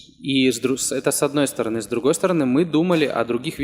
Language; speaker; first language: Russian; native; Russian